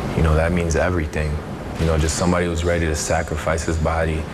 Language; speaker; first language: English; early bilingual, other home language; French